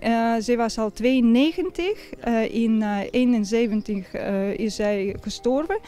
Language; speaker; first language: Dutch; non-native, fluent; Russian